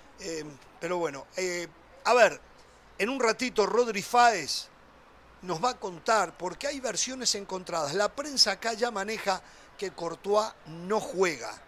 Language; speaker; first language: Spanish; native; Spanish